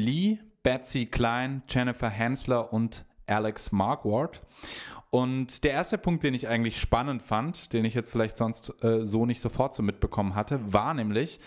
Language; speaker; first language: German; native; German